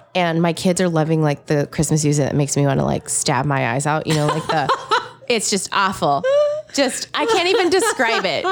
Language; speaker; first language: English; native; English